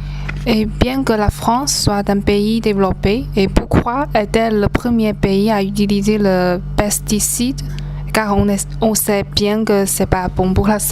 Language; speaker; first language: French; non-native, learner; Chinese